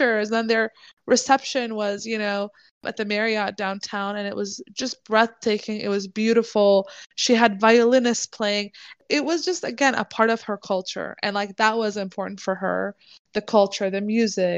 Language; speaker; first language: English; native; English